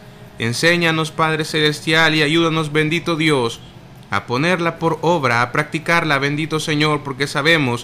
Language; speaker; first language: Spanish; native; Spanish